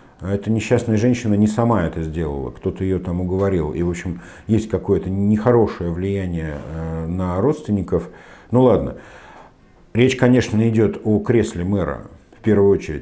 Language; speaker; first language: Russian; native; Russian